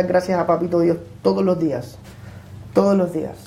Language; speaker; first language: Spanish; native; Spanish